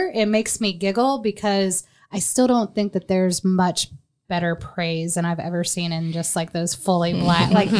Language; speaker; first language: English; native; English